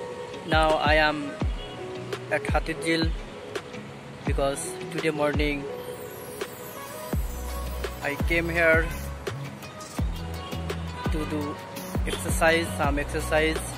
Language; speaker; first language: English; non-native, learner; Bangla